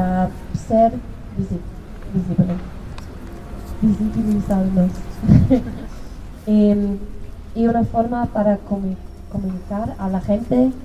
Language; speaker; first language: Spanish; non-native, learner; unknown